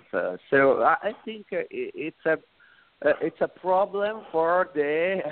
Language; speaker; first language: English; non-native, fluent; Italian